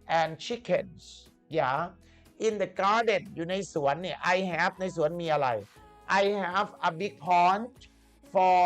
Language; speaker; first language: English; non-native, fluent; Thai